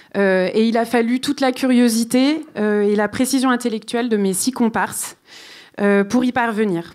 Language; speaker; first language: French; native; French